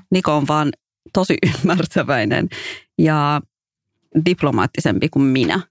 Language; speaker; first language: Finnish; early bilingual, other home language; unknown